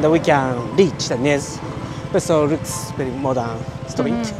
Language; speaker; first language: English; non-native, learner; Japanese